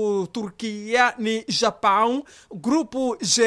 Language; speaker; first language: Portuguese; non-native, local second language; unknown